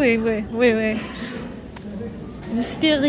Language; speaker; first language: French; non-native, learner; English